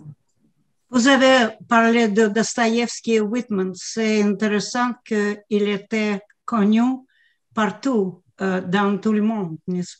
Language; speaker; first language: French; non-native, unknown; English